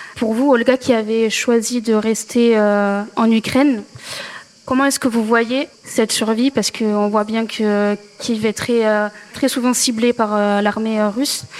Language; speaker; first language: French; native; French